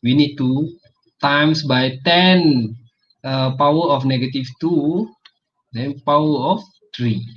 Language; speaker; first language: English; non-native, local second language; Malay